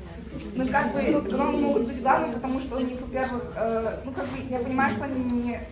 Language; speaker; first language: Russian; native; Russian